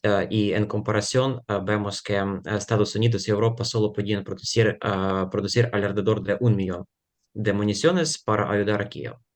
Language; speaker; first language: Spanish; non-native, fluent; Ukrainian